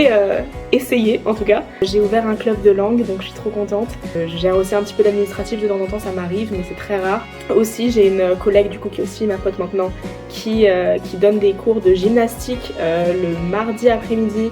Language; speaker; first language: French; native; French